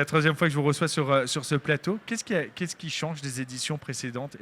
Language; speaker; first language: French; native; French